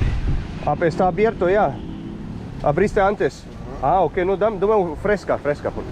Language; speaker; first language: Spanish; non-native, learner; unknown